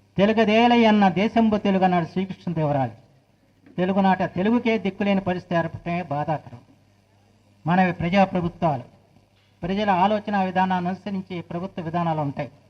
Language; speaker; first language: Telugu; native; Telugu